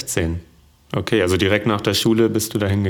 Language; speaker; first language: German; native; German